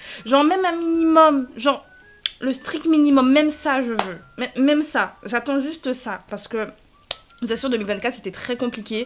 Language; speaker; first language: French; native; French